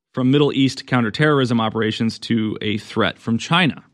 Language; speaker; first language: English; native; English